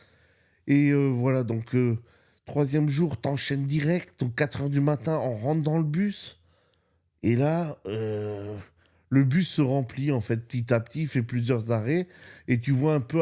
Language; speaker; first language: French; native; French